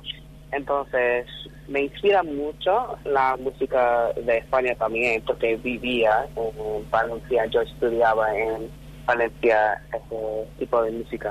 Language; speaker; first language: Spanish; non-native, fluent; English